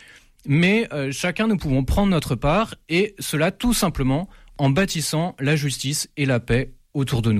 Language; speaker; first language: French; native; French